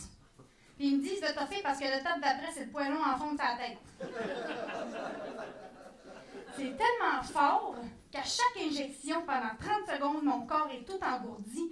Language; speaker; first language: French; native; French